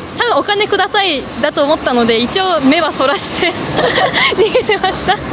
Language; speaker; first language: Japanese; native; Japanese